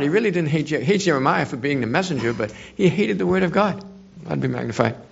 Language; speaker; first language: English; native; English